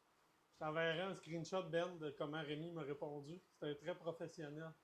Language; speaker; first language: French; native; French